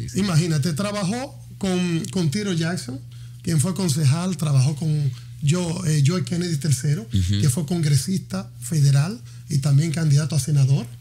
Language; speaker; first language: Spanish; native; Spanish